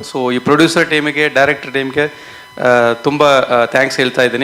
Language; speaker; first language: Kannada; non-native, learner; Tamil